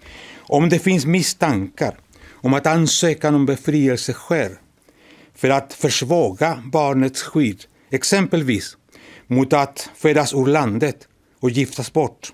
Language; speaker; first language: Swedish; non-native, fluent; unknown